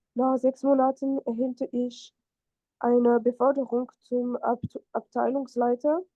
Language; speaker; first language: German; non-native, fluent; French